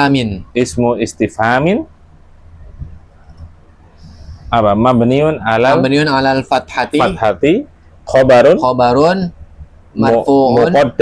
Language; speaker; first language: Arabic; non-native, fluent; Indonesian